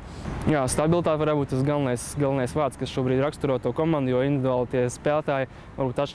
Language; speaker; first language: Latvian; native; Latvian